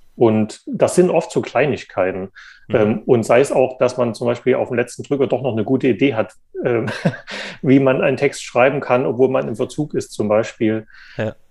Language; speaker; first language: German; native; German